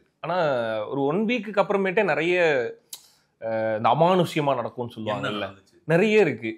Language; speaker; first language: Tamil; native; Tamil